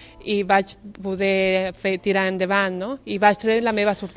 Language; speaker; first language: Catalan; non-native, fluent; Spanish